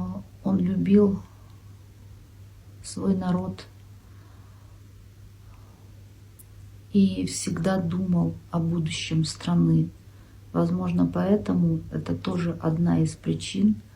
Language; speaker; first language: Russian; non-native, local second language; Kyrgyz